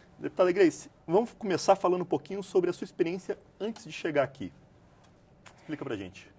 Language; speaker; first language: Portuguese; native; Portuguese